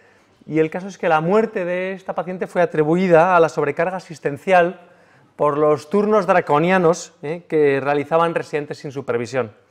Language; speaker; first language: Spanish; native; Spanish